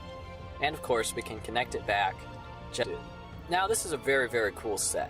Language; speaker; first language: English; native; English